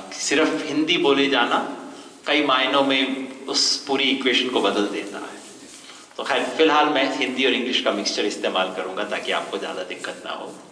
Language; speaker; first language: Hindi; native; Hindi